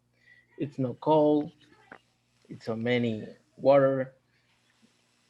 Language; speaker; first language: English; non-native, learner; Spanish